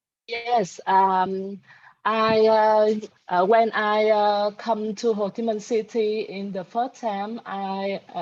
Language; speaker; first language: English; non-native, learner; Vietnamese